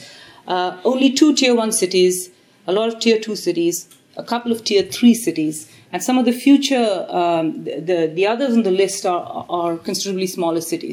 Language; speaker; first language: English; non-native, local second language; Tamil